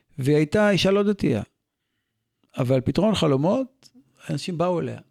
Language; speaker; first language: Hebrew; native; Hebrew